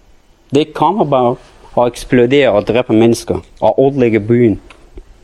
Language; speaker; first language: Danish; non-native, learner; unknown